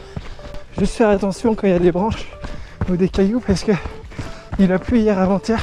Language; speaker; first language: French; native; French